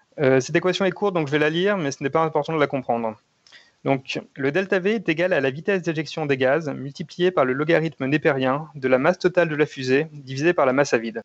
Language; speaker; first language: French; native; French